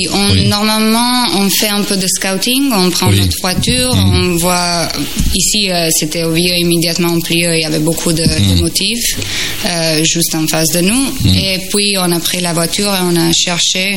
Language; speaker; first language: French; non-native, fluent; Croatian